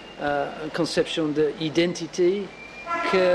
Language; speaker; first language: French; non-native, learner; English